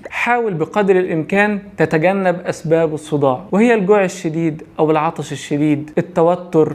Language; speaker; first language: Arabic; native; Arabic